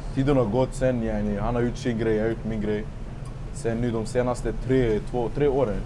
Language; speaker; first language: Swedish; early bilingual, other home language; Amharic